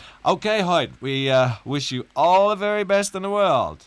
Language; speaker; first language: English; non-native, fluent; German